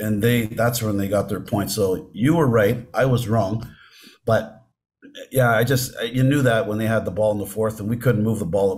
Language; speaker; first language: English; native; English